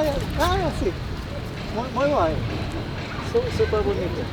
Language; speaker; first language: Spanish; non-native, learner; German